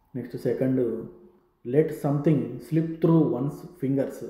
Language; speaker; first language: English; non-native, local second language; Telugu